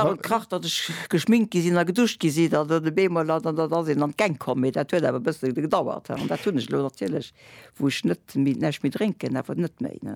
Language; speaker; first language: Luxembourgish; early bilingual, other home language; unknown